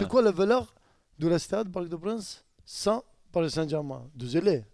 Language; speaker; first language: French; non-native, learner; Arabic